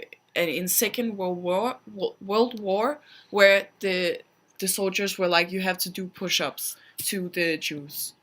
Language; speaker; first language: English; non-native, fluent; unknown